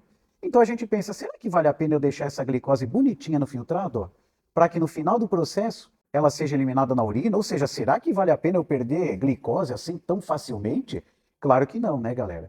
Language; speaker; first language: Portuguese; native; Portuguese